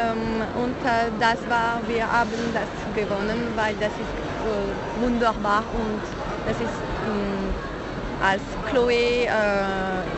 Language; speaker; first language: German; non-native, learner; French